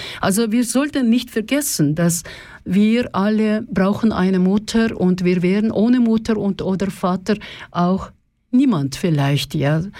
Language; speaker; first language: German; non-native, fluent; Russian